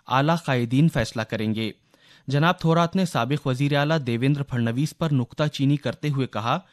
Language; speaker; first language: Urdu; native; Urdu